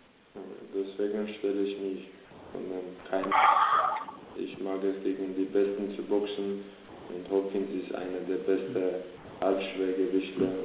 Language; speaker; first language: German; early bilingual, other home language; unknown